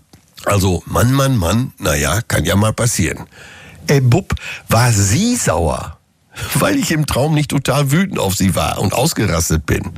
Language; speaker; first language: German; native; German